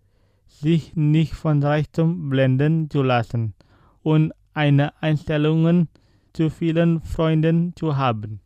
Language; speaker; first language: German; non-native, fluent; Indonesian